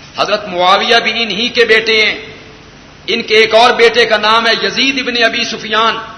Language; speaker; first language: Urdu; non-native, local second language; Punjabi